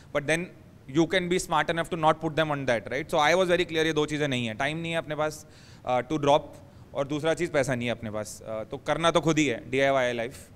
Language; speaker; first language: Hindi; native; Hindi